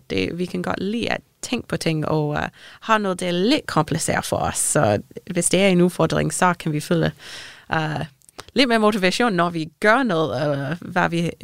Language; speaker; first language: Danish; non-native, fluent; English